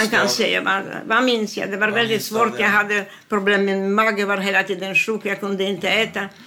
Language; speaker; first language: Swedish; non-native, fluent; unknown